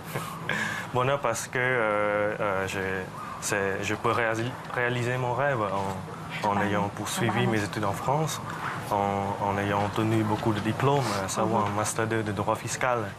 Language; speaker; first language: French; non-native, fluent; Khmer